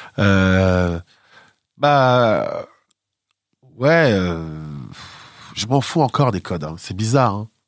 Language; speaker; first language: French; native; French